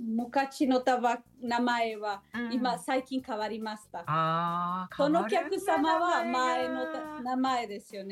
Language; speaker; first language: Japanese; non-native, learner; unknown